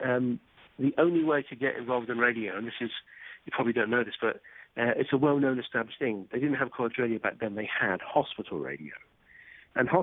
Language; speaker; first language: English; native; English